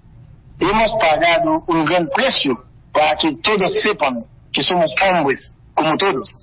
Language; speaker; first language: Spanish; non-native, fluent; Haitian Creole